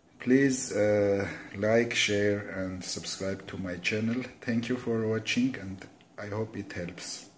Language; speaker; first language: English; non-native, fluent; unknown